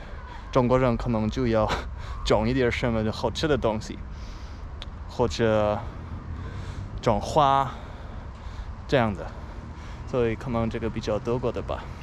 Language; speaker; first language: Chinese; non-native, fluent; German